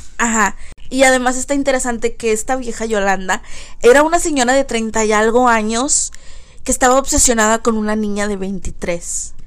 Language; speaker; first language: Spanish; early bilingual, heritage; Spanish